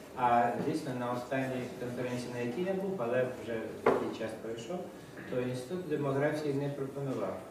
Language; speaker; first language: Ukrainian; non-native, local second language; Russian